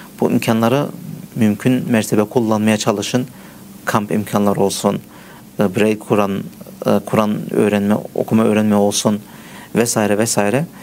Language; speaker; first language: Turkish; early bilingual, heritage; Turkish